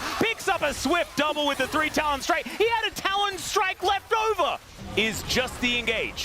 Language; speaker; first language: English; native; English